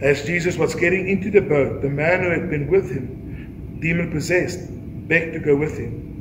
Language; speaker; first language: English; non-native, local second language; Afrikaans